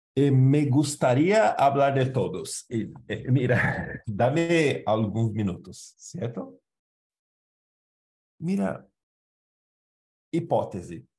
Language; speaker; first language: Spanish; non-native, fluent; Portuguese